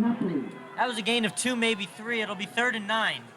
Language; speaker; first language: English; native; English